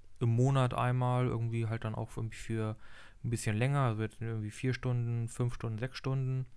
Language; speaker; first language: German; native; German